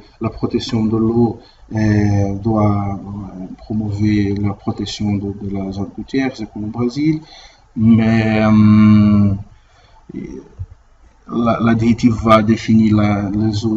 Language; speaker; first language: French; non-native, learner; Portuguese